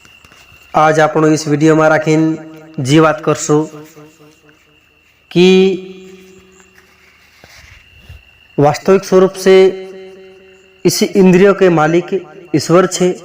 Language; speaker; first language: Hindi; non-native, local second language; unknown